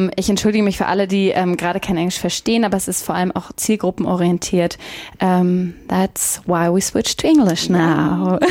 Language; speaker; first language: German; native; German